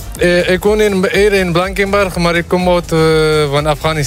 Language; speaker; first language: Dutch; non-native, learner; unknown